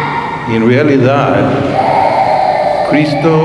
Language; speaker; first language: Spanish; non-native, fluent; English